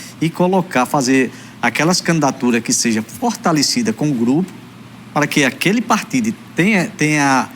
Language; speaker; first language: Portuguese; native; Portuguese